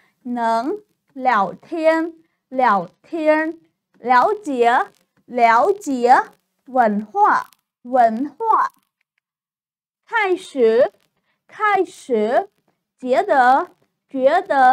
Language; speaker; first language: Chinese; non-native, fluent; Khmer